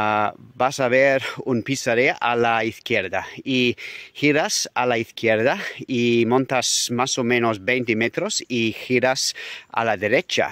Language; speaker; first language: Spanish; non-native, learner; English